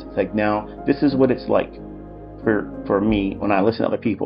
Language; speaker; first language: English; native; English